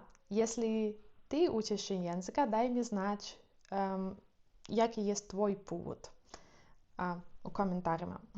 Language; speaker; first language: Polish; non-native, fluent; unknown